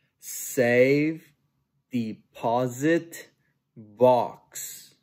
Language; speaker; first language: English; non-native, fluent; Chinese